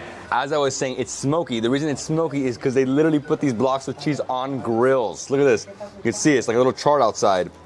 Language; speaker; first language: English; early bilingual, other home language; Spanish